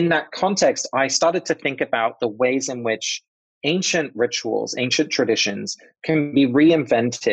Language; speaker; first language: English; native; English